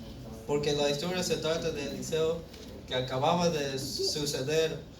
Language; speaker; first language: Spanish; early bilingual, heritage; Spanish